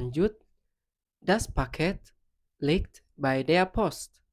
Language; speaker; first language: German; non-native, learner; Indonesian